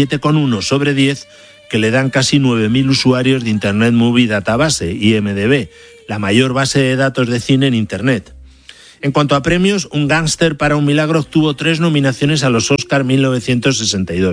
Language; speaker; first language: Spanish; native; Spanish